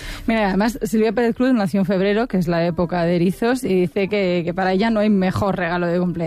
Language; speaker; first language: Spanish; native; Spanish